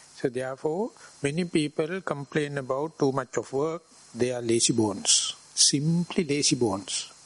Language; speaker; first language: English; non-native, local second language; Sinhala